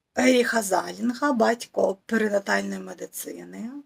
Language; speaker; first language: Ukrainian; native; Ukrainian